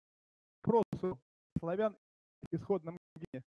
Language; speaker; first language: Czech; non-native, learner; Russian